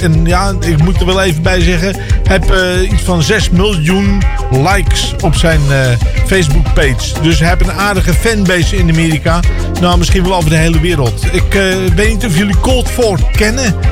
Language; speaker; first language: Dutch; native; Dutch